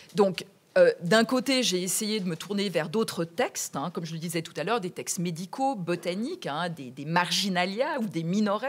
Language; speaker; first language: French; native; French